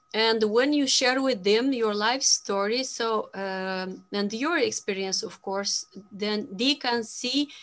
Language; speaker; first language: English; non-native, fluent; Romanian